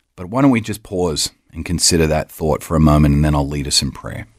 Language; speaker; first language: English; native; English